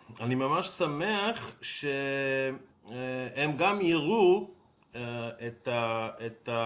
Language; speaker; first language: Hebrew; non-native, fluent; Serbian